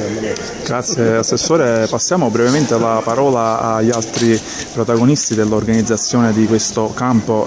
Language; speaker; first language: Italian; native; Italian